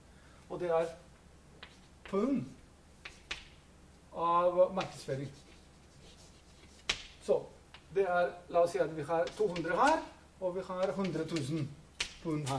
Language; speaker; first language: Norwegian; non-native, fluent; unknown